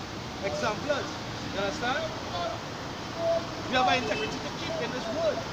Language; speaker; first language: English; native; English